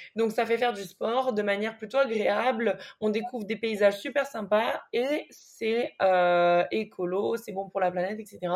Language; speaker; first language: French; native; French